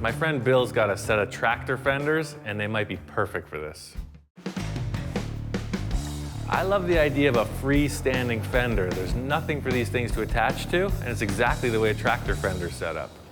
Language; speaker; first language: English; native; English